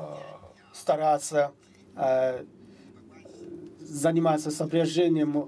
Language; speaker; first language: Russian; non-native, fluent; Chinese